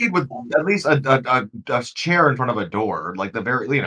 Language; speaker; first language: English; native; English